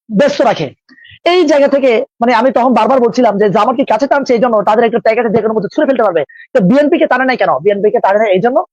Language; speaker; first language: Bangla; non-native, local second language; Marma